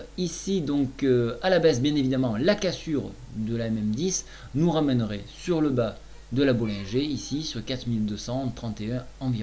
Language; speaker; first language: French; native; French